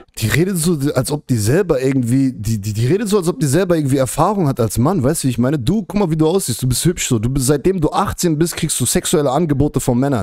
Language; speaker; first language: German; native; German